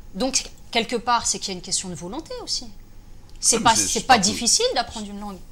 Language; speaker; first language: French; native; French